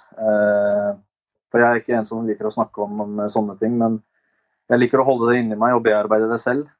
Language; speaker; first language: Norwegian; early bilingual, other home language; Albanian